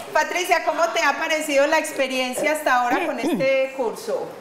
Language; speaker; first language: Spanish; native; Spanish